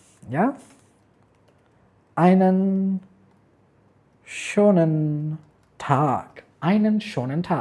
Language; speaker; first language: German; non-native, fluent; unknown